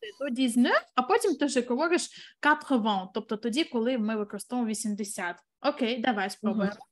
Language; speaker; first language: Ukrainian; non-native, local second language; Russian